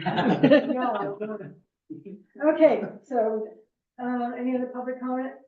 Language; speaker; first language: English; native; English